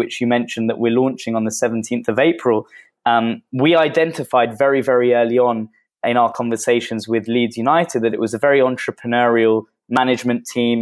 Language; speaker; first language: English; native; English